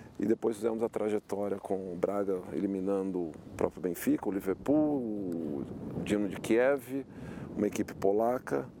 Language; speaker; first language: Portuguese; native; Portuguese